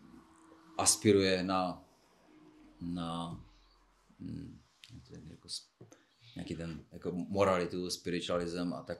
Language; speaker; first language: Czech; non-native, fluent; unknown